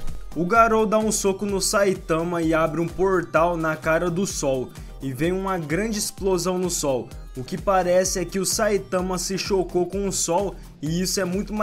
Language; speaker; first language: Portuguese; native; Portuguese